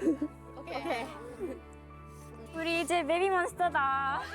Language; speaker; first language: Korean; native; Korean